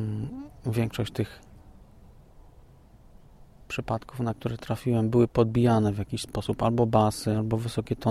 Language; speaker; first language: Polish; native; Polish